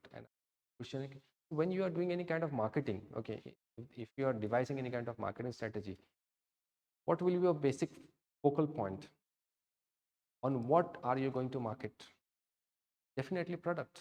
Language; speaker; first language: English; non-native, local second language; Odia